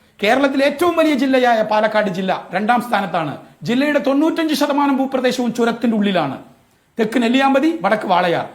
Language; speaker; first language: Malayalam; non-native, local second language; Tamil